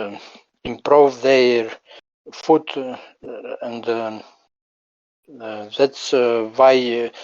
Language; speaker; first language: English; non-native, learner; Ukrainian